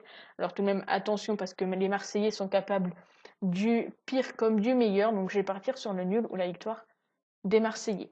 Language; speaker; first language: French; native; French